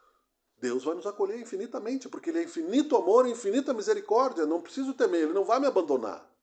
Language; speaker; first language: Portuguese; native; Portuguese